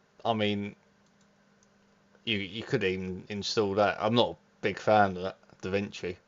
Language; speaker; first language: English; native; English